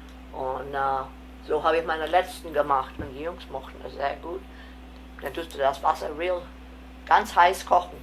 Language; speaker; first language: German; early bilingual, heritage; German